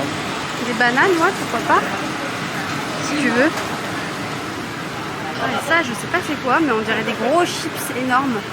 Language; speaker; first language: French; native; French